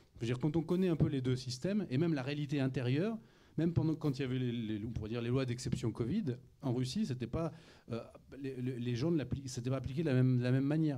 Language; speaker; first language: French; native; French